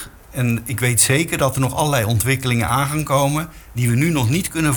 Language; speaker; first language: Dutch; native; Dutch